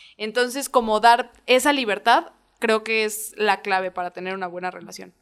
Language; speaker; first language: Spanish; native; Spanish